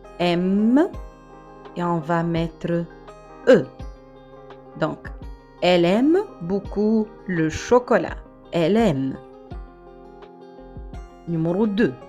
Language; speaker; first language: French; non-native, fluent; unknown